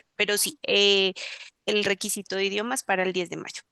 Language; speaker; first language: Spanish; native; Spanish